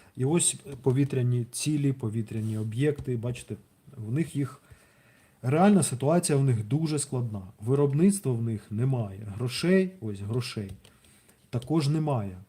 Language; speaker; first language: Ukrainian; non-native, local second language; Russian